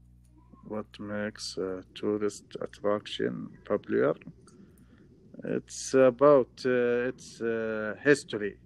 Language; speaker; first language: English; non-native, learner; Arabic